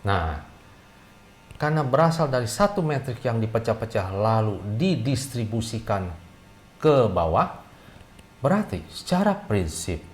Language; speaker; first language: Indonesian; native; Indonesian